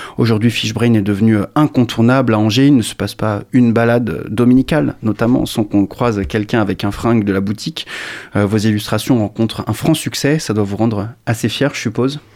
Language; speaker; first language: French; native; French